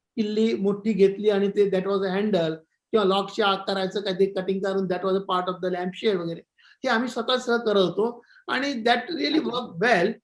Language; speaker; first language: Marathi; non-native, local second language; Gujarati